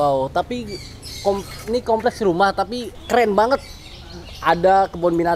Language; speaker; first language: Indonesian; native; Indonesian